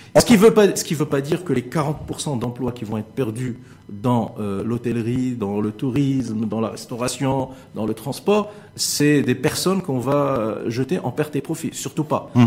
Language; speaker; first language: French; non-native, local second language; Arabic